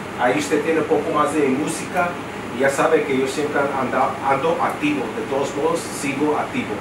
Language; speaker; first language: Spanish; early bilingual, heritage; Spanish